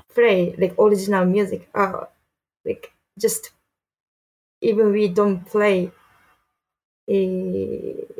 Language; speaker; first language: English; non-native, learner; Japanese